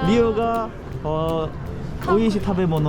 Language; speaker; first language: Japanese; non-native, learner; Korean